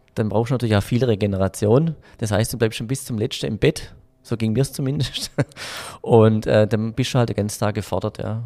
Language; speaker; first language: German; native; German